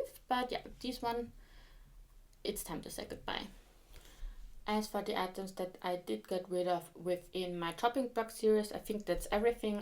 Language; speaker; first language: English; non-native, fluent; German